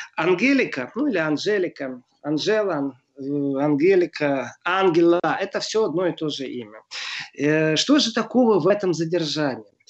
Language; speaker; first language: Russian; native; Russian